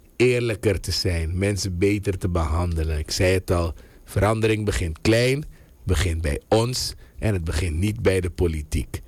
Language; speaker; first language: Dutch; native; Dutch